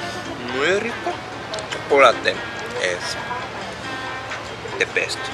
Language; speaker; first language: Spanish; non-native, learner; Japanese